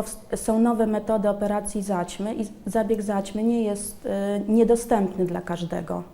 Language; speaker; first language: Polish; native; Polish